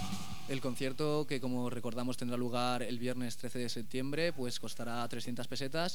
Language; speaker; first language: Spanish; native; Spanish